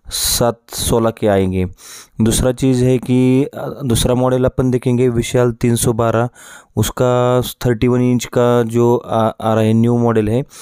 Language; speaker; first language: Hindi; non-native, local second language; Marathi